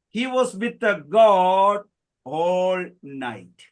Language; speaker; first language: English; non-native, local second language; Malayalam